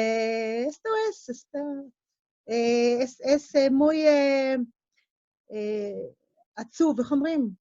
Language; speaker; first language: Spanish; non-native, learner; Hebrew